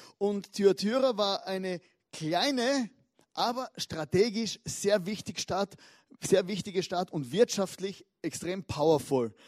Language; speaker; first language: German; native; German